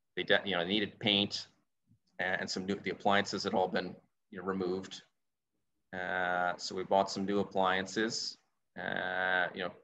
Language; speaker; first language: English; native; English